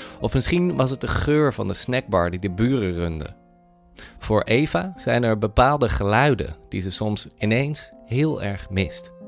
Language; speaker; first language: Dutch; native; Dutch